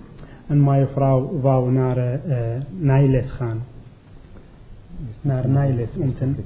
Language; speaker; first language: Dutch; non-native, learner; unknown